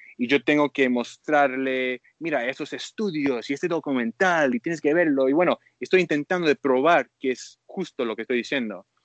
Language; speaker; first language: Spanish; early bilingual, heritage; Spanish